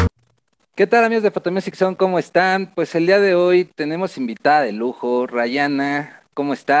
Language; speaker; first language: Spanish; native; Spanish